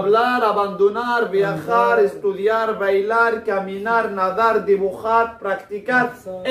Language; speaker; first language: Spanish; non-native, fluent; Arabic